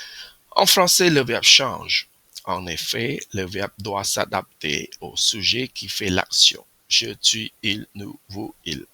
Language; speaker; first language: French; non-native, fluent; Khmer